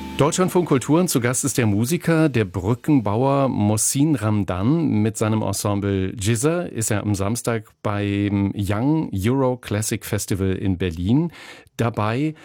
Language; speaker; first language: German; native; German